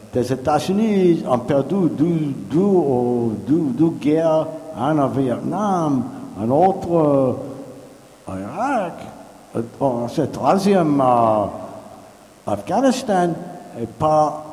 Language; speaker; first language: French; non-native, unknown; English